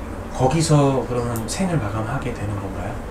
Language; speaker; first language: Korean; native; Korean